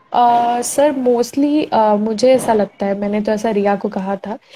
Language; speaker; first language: Hindi; native; Hindi